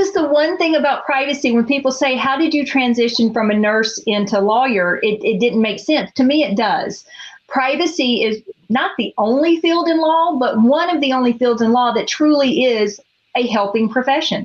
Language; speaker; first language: English; native; English